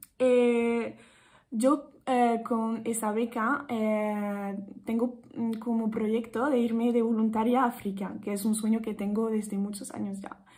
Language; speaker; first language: Spanish; non-native, fluent; French